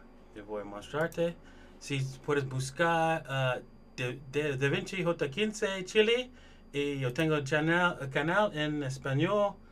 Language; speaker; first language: Spanish; non-native, learner; English